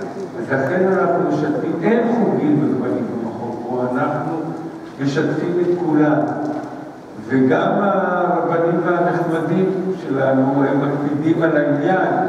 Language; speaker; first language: Hebrew; early bilingual, other home language; Spanish